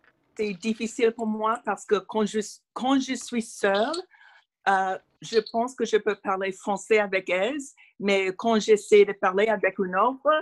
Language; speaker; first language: French; non-native, learner; English